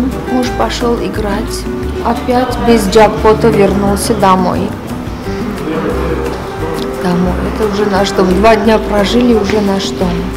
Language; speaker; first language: Russian; non-native, fluent; Armenian